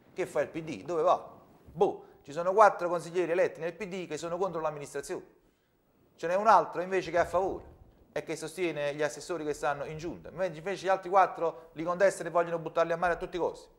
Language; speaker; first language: Italian; native; Italian